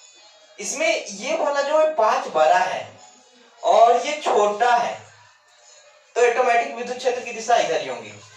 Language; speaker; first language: Hindi; native; Hindi